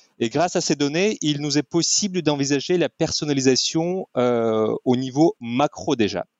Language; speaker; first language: French; non-native, fluent; Russian